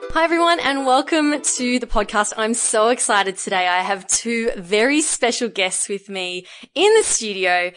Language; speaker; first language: English; native; English